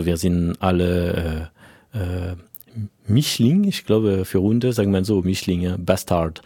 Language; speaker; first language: German; non-native, fluent; French